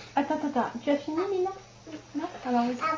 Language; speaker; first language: French; native; French